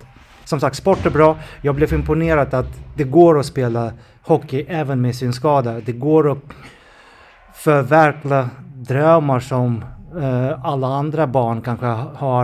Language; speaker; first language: Swedish; non-native, fluent; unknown